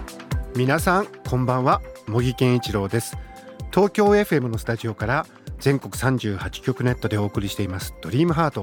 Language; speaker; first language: Japanese; native; Japanese